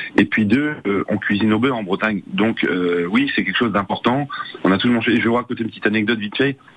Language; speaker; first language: French; native; French